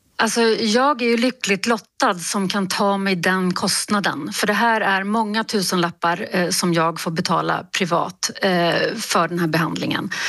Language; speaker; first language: Swedish; native; Swedish